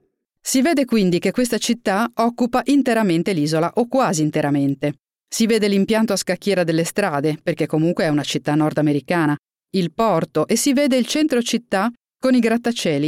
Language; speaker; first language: Italian; native; Italian